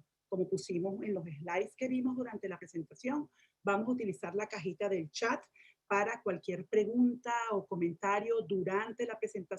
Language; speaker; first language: Spanish; native; Spanish